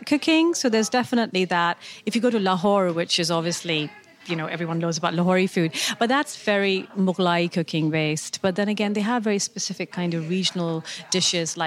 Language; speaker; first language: English; non-native, local second language; Urdu